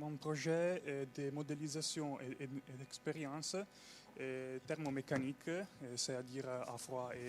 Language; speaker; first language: French; non-native, fluent; Italian